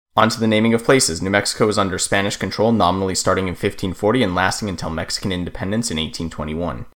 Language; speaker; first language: English; native; English